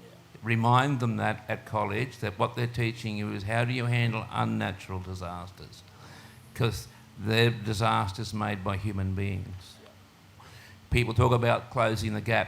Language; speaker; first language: English; native; English